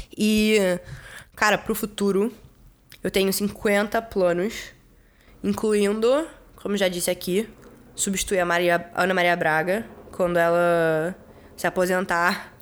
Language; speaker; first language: Portuguese; early bilingual, heritage; Portuguese